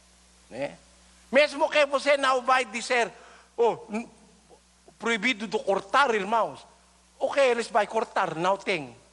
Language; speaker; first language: Portuguese; non-native, learner; Filipino